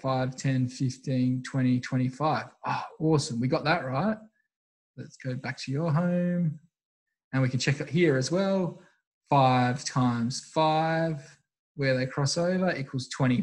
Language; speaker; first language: English; native; English